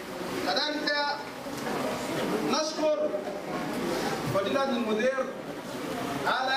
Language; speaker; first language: Arabic; non-native, fluent; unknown